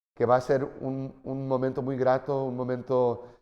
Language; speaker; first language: Spanish; early bilingual, heritage; Spanish